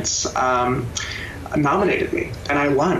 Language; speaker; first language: English; native; English